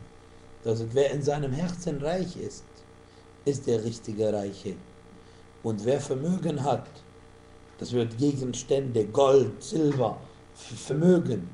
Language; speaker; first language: German; non-native, fluent; Arabic